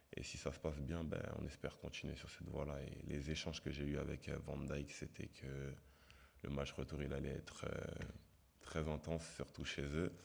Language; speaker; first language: French; native; French